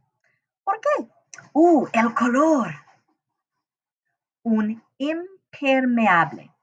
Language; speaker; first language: Spanish; non-native, fluent; English